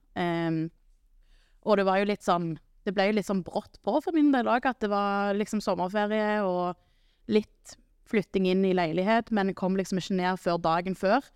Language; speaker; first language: Norwegian; native; Norwegian